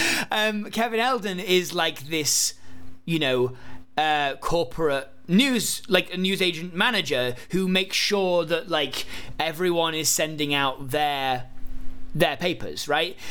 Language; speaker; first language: English; native; English